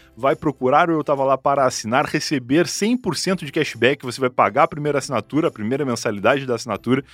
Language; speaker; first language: Portuguese; native; Portuguese